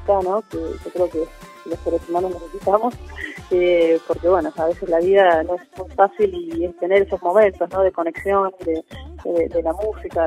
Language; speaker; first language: Spanish; native; Spanish